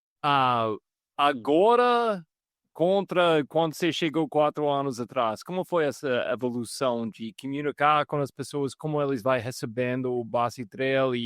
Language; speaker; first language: Portuguese; non-native, fluent; English